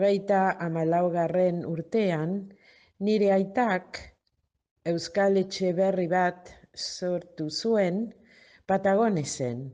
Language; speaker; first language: Basque; non-native, learner; Spanish